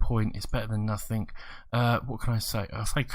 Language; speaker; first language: English; native; English